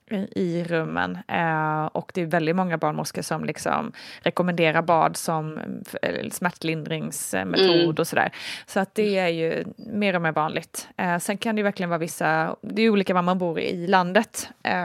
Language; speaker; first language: Swedish; native; Swedish